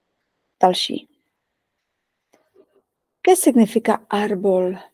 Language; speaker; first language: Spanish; non-native, fluent; Czech